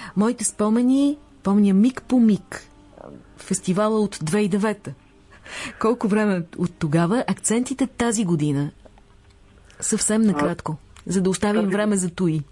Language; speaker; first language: Bulgarian; native; Bulgarian